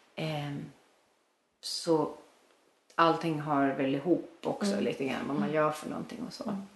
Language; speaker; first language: Swedish; native; Swedish